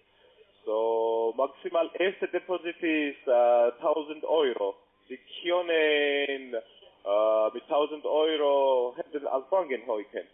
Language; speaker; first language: German; non-native, learner; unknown